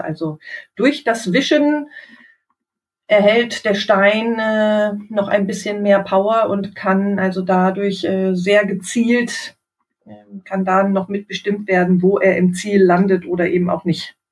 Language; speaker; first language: German; native; German